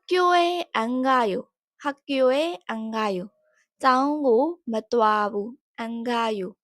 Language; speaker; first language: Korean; non-native, learner; Burmese